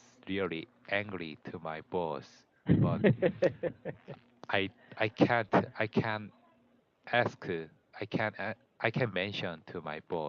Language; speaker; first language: English; non-native, learner; Korean